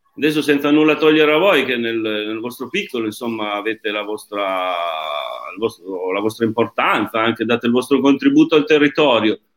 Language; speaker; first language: Italian; native; Italian